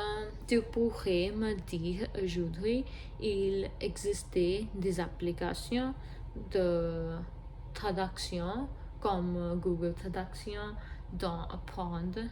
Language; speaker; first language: French; non-native, learner; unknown